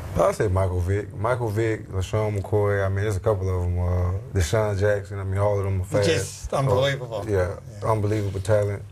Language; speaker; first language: English; native; English